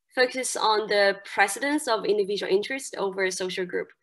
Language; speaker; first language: English; non-native, fluent; Chinese